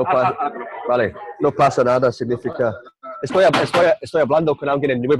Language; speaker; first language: Spanish; non-native, learner; English